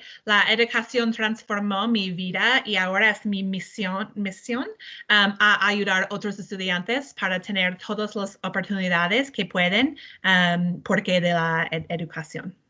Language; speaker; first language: Spanish; non-native, learner; English